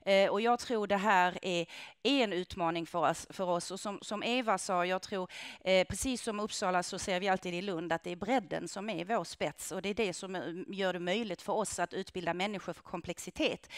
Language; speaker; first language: Swedish; non-native, fluent; German